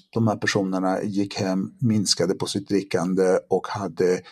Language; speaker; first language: Swedish; early bilingual, other home language; Polish